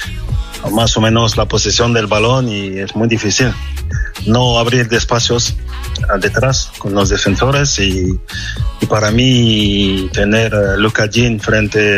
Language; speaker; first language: Spanish; non-native, fluent; French